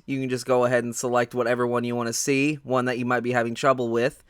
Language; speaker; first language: English; native; English